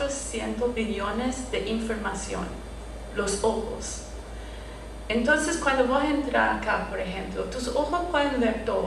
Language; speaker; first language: Spanish; non-native, fluent; English